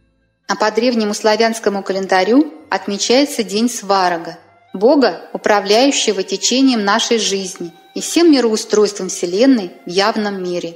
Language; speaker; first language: Russian; native; Russian